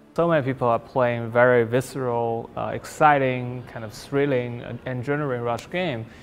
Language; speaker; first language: English; non-native, fluent; Chinese